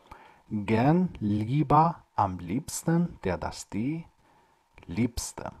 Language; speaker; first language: German; non-native, fluent; Persian